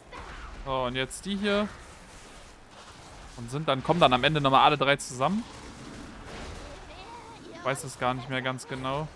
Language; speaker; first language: German; native; German